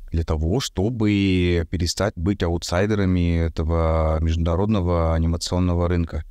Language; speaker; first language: Russian; native; Russian